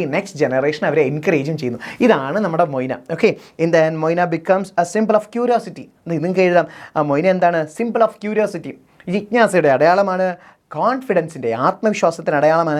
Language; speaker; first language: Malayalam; native; Malayalam